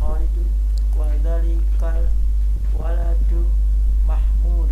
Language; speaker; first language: Arabic; non-native, learner; Indonesian